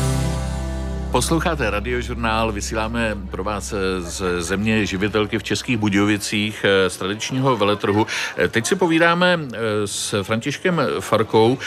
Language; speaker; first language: Czech; native; Czech